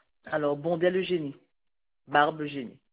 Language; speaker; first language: French; native; French